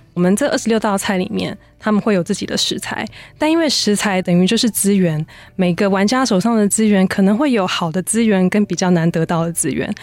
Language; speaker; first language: Chinese; native; Chinese